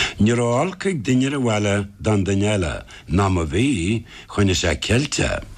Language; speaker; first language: Irish; native; Irish